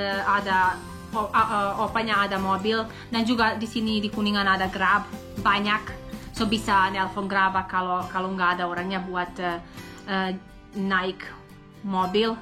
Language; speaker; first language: Indonesian; non-native, learner; English